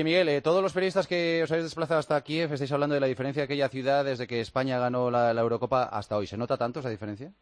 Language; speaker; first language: Spanish; native; Spanish